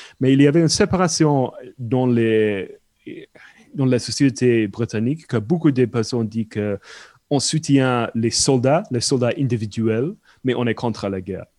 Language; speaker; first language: French; non-native, fluent; English